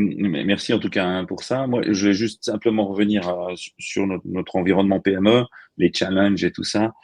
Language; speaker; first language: French; native; French